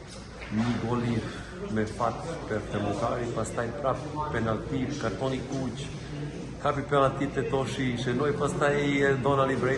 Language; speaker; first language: Albanian; non-native, learner; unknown